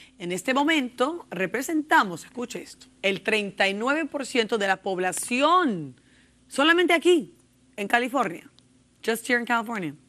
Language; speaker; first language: Spanish; early bilingual, heritage; Spanish